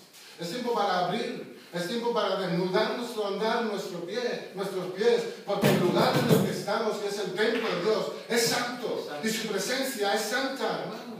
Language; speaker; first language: Spanish; native; Spanish